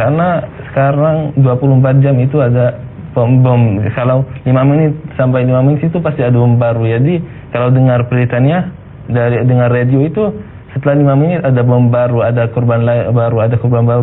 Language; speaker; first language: Indonesian; non-native, fluent; Arabic